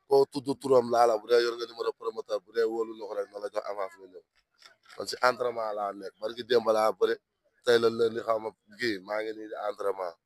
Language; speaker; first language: Wolof; native; Wolof